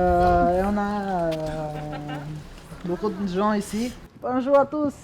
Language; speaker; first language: French; non-native, learner; Albanian